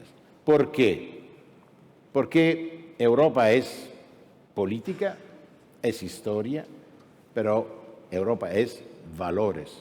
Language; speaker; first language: Spanish; non-native, fluent; Italian